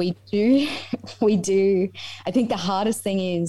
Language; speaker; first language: English; native; English